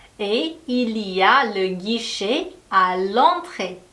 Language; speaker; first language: French; non-native, learner; Korean